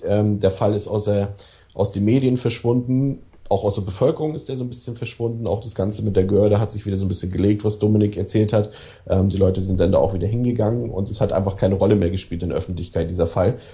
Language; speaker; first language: German; native; German